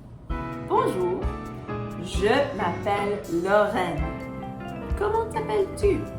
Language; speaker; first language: French; non-native, fluent; English